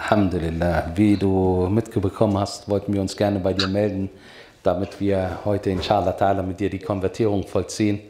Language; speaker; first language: German; native; German